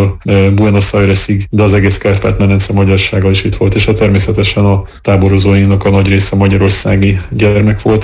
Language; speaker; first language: Hungarian; native; Hungarian